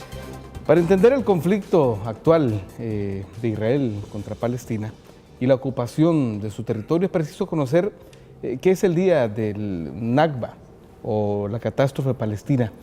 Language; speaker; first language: Spanish; native; Spanish